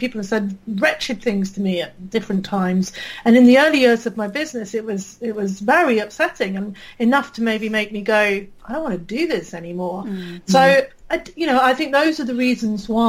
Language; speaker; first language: English; native; English